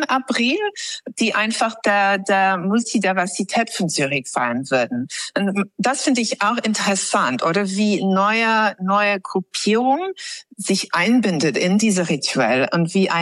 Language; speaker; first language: German; non-native, fluent; English